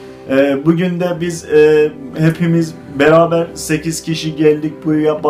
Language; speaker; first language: Turkish; non-native, learner; Azerbaijani